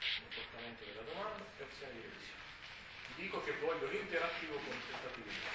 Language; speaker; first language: Italian; non-native, fluent; French